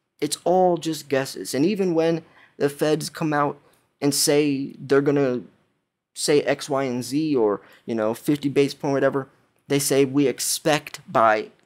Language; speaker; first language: English; native; English